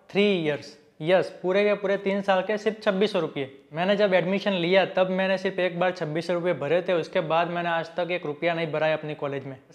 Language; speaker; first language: Hindi; non-native, local second language; Gujarati